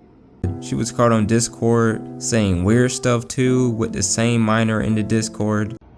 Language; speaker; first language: English; native; English